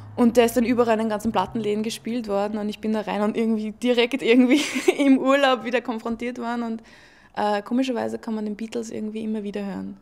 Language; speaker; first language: German; native; German